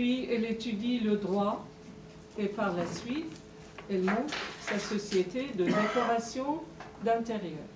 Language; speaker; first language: French; non-native, fluent; Persian